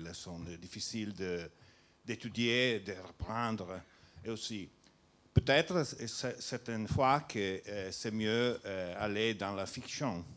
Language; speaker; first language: French; non-native, learner; Italian